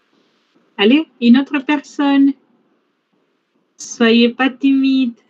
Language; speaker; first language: French; non-native, fluent; Spanish